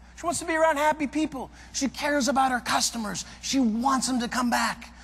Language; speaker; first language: English; native; English